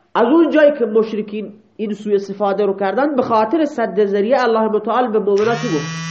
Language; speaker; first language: Persian; non-native, local second language; Baluchi